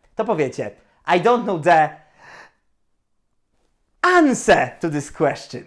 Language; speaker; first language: English; non-native, fluent; Polish